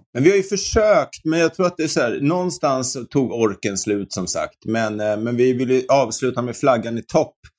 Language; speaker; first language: Swedish; native; Swedish